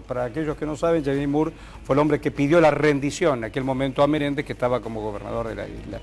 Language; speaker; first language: Spanish; native; Spanish